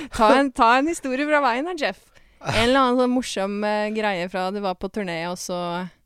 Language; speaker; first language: Norwegian; native; Norwegian